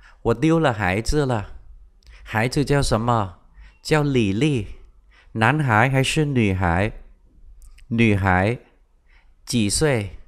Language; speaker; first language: Chinese; non-native, fluent; Vietnamese